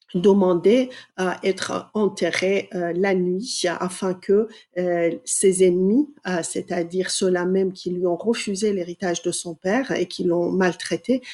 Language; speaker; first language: French; non-native, fluent; Persian